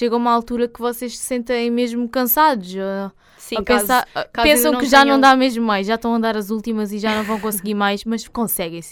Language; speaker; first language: Portuguese; native; Portuguese